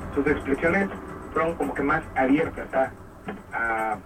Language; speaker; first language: Spanish; native; Spanish